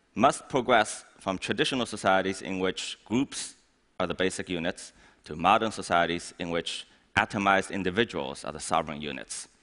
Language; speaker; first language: English; non-native, fluent; Chinese